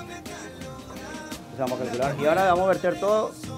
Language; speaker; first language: Spanish; native; Spanish